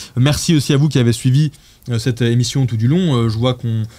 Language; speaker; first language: French; native; French